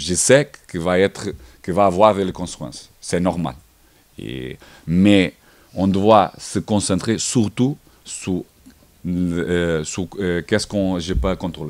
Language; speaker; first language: French; non-native, learner; Portuguese